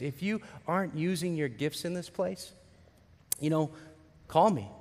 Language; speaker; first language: English; native; English